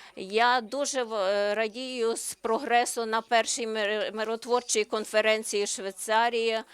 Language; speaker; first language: Ukrainian; non-native, learner; Slovenian